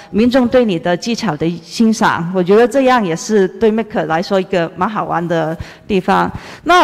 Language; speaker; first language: Chinese; non-native, fluent; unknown